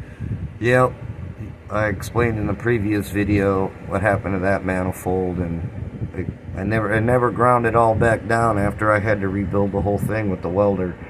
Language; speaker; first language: English; native; English